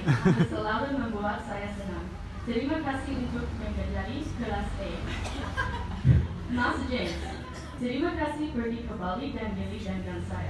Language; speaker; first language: Indonesian; non-native, learner; English